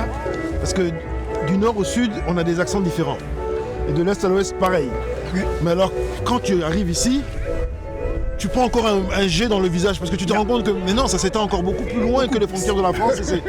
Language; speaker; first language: French; native; French